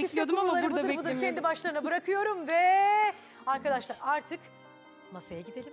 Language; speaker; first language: Turkish; native; Turkish